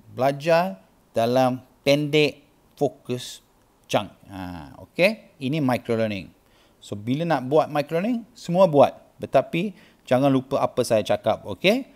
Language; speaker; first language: Malay; non-native, learner; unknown